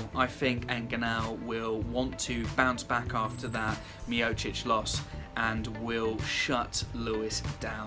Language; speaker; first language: English; native; English